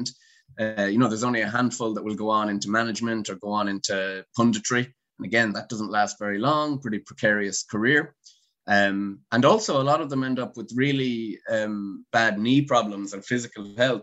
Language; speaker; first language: English; native; English